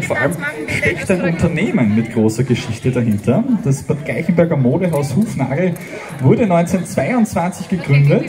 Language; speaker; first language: German; native; German